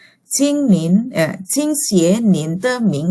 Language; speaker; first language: Chinese; non-native, fluent; Indonesian